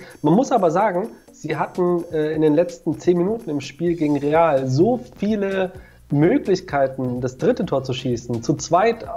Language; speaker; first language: German; native; German